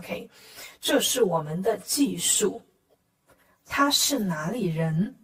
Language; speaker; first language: Chinese; non-native, fluent; Khmer